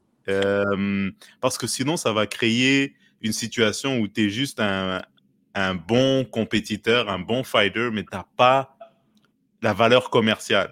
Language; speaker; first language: French; native; French